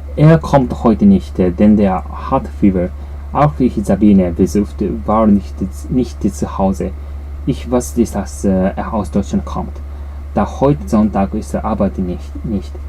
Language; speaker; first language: German; non-native, learner; Japanese